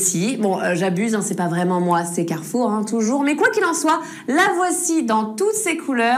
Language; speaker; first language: French; native; French